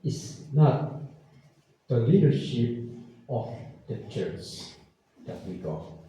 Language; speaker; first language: English; non-native, local second language; Filipino